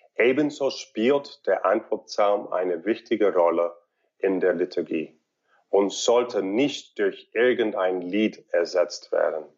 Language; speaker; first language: German; non-native, fluent; English